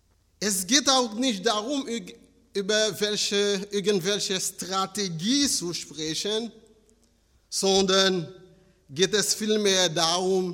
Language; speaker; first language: German; non-native, fluent; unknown